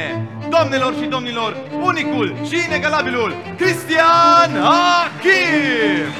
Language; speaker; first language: Romanian; native; Romanian